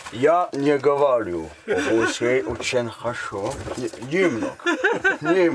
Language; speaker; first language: Russian; non-native, learner; French